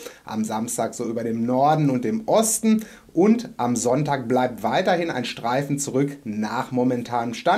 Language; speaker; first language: German; native; German